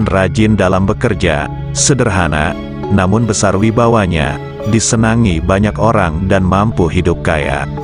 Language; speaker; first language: Indonesian; non-native, local second language; Javanese